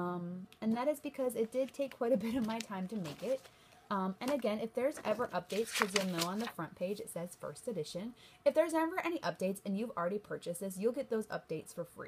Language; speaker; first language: English; native; English